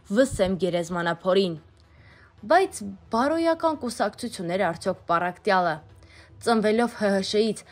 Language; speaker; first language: Armenian; native; Armenian